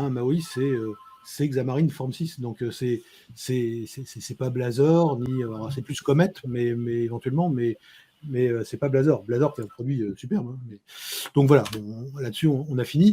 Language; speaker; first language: French; native; French